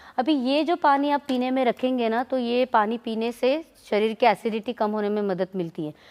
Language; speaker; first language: Hindi; non-native, local second language; Marathi